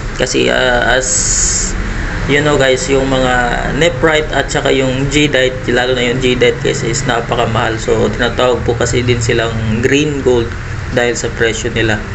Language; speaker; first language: Filipino; non-native, local second language; Iloko